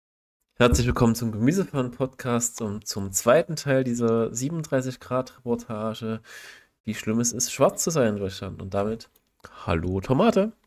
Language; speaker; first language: German; native; German